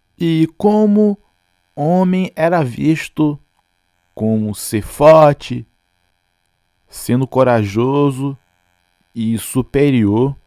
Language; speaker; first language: Portuguese; non-native, fluent; English